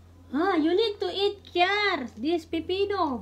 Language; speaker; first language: English; non-native, learner; Cebuano